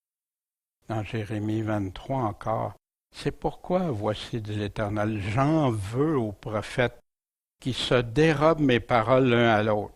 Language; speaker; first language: French; native; French